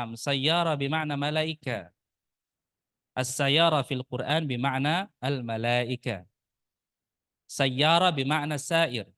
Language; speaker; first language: Arabic; non-native, fluent; Indonesian